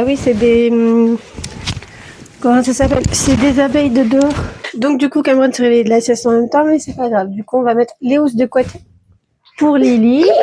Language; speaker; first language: French; native; French